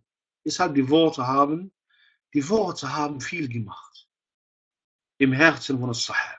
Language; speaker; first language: German; non-native, fluent; Arabic